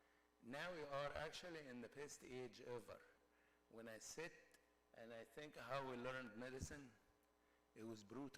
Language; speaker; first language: English; non-native, fluent; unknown